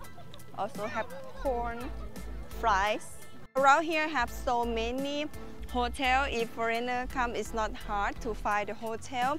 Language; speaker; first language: English; non-native, learner; Thai